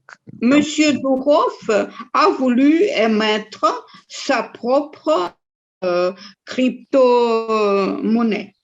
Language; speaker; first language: French; non-native, fluent; Russian